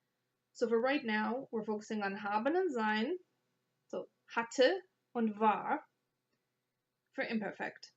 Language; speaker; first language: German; non-native, fluent; English